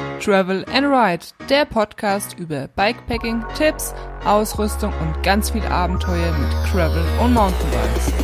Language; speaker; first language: German; native; German